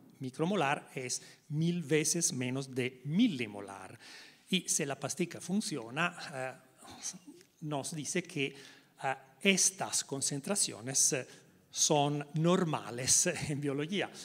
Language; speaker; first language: Spanish; non-native, learner; Italian